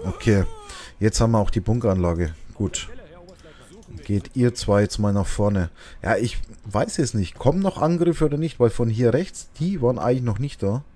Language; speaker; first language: German; native; German